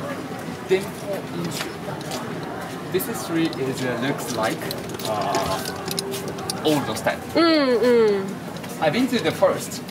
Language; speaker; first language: English; non-native, learner; Japanese